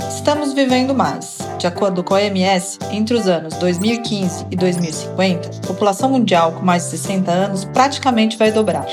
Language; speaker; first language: Portuguese; native; Portuguese